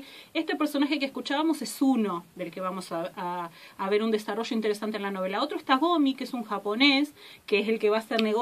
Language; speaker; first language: Spanish; native; Spanish